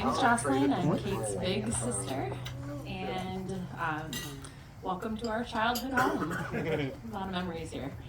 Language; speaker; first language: English; native; English